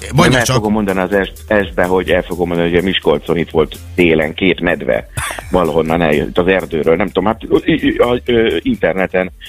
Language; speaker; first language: Hungarian; native; Hungarian